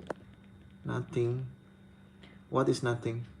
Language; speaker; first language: English; non-native, learner; Indonesian